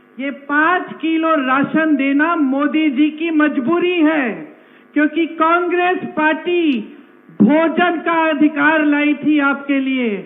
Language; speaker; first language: Hindi; native; Hindi